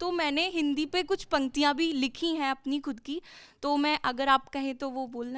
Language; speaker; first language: Hindi; native; Hindi